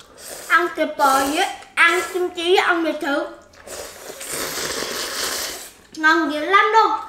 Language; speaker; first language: Vietnamese; early bilingual, heritage; Korean